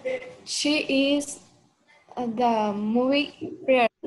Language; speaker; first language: English; non-native, learner; Spanish